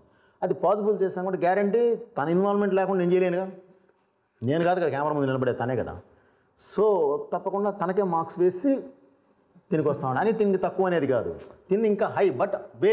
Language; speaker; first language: Telugu; native; Telugu